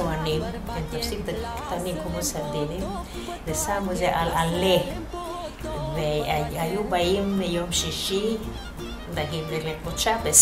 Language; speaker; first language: Hebrew; non-native, fluent; Yiddish